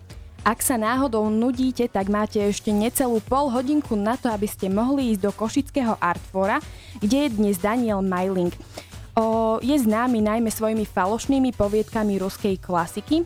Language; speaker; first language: Slovak; native; Slovak